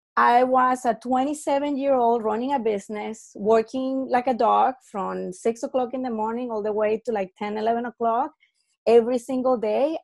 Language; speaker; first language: English; non-native, fluent; Spanish